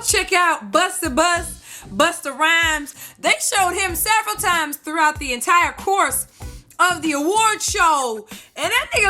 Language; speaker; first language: English; native; English